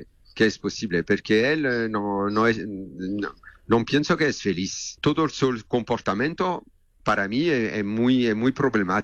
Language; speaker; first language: Spanish; non-native, learner; French